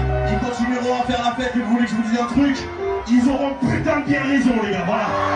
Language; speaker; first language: French; native; French